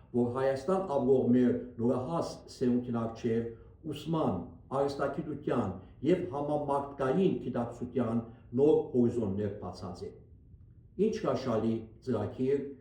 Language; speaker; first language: Armenian; native; Armenian